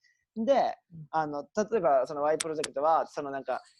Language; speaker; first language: Japanese; native; Japanese